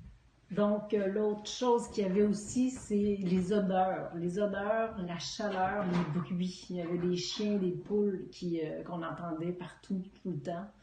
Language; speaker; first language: French; native; French